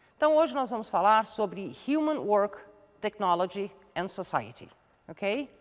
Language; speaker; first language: Portuguese; native; Portuguese